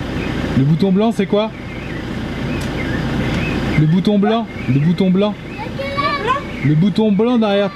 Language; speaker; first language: French; native; French